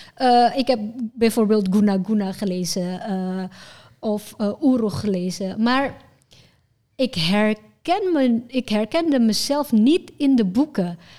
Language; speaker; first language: Dutch; non-native, fluent; Indonesian